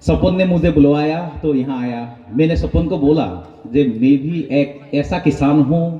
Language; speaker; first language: Hindi; non-native, local second language; Bangla